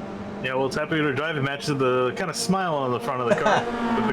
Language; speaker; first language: English; native; English